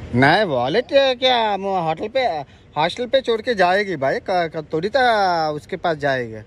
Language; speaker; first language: Hindi; non-native, local second language; Telugu